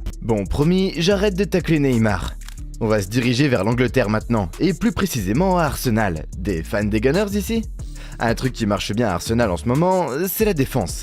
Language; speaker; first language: French; native; French